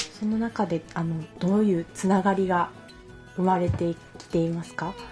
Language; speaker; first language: Japanese; native; Japanese